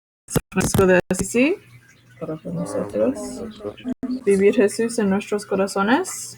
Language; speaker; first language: Spanish; non-native, fluent; English